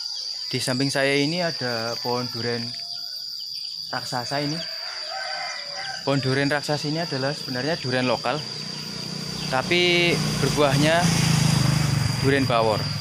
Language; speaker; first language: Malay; non-native, local second language; Javanese